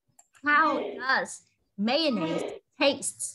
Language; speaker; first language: English; non-native, fluent; Vietnamese